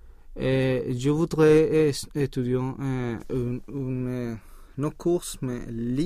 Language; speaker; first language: French; non-native, learner; Swedish